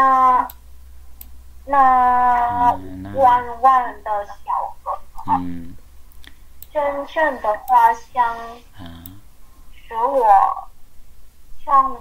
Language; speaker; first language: Chinese; non-native, learner; Vietnamese